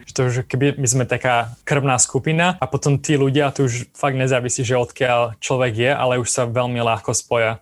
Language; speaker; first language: Slovak; native; Slovak